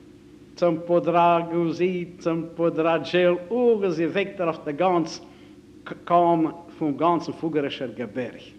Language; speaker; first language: German; native; German